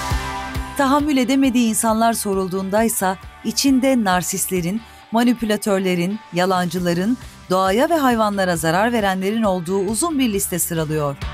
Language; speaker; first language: Turkish; native; Turkish